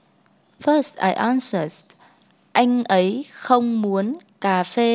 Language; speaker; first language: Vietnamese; non-native, fluent; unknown